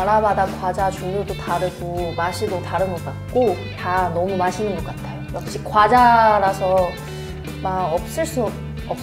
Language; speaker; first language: Korean; non-native, learner; Chinese